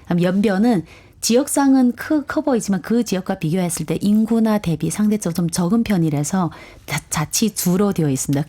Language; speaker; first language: Korean; native; Korean